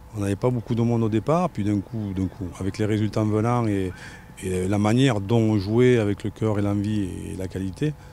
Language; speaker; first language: French; native; French